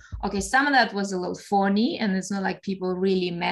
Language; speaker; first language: English; non-native, fluent; Russian